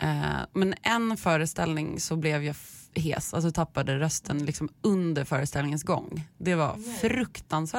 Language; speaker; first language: Swedish; native; Swedish